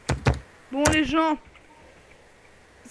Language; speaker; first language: French; native; French